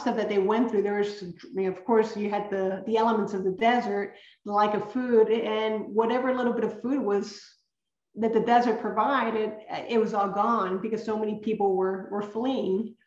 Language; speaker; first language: English; early bilingual, other home language; Spanish